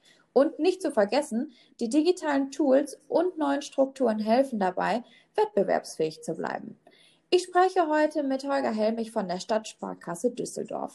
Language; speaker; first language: German; native; German